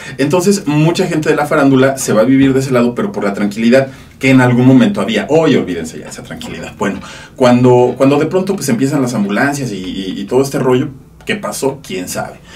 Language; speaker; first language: Spanish; native; Spanish